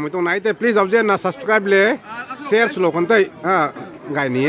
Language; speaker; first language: Hindi; non-native, local second language; Rongmei Naga